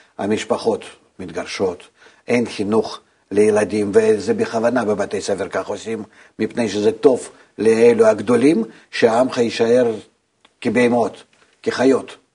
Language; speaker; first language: Hebrew; non-native, fluent; Russian